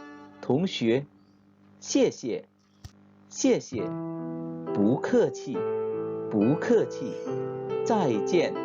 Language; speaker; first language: Chinese; non-native, fluent; Indonesian